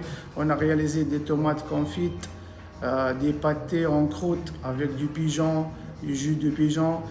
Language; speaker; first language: French; non-native, local second language; Arabic